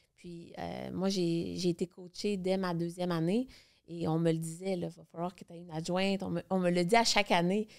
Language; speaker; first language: French; native; French